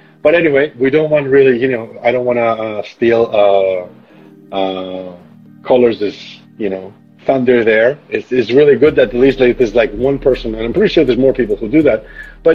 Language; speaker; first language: English; non-native, fluent; Greek